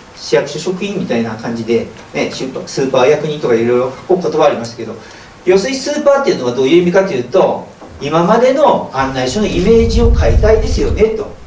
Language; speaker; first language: Japanese; native; Japanese